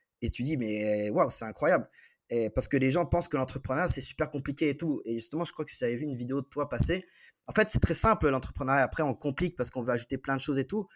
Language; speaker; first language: French; native; French